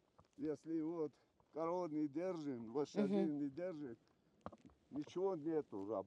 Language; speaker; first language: Russian; non-native, local second language; Armenian